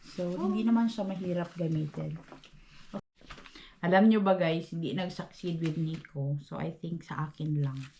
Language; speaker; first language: Filipino; non-native, local second language; Cebuano